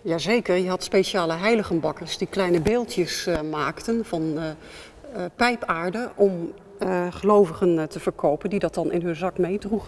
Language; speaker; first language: Dutch; native; Dutch